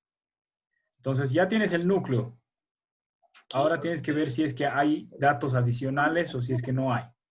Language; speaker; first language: Spanish; native; Spanish